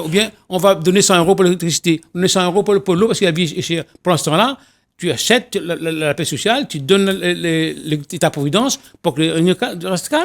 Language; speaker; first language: French; non-native, local second language; Réunion Creole French